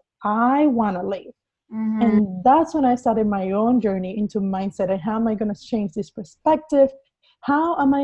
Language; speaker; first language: English; non-native, fluent; Spanish